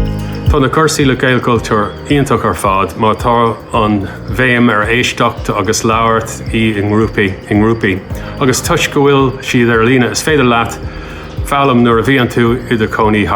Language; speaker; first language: Irish; non-native, learner; English